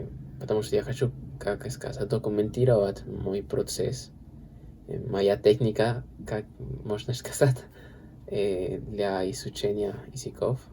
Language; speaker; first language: Russian; non-native, learner; Spanish